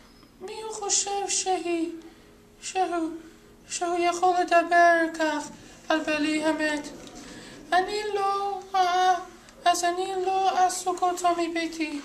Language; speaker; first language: Hebrew; non-native, learner; English